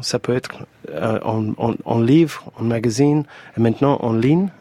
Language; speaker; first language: French; non-native, fluent; English